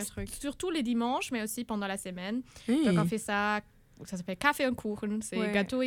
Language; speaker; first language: French; non-native, fluent; German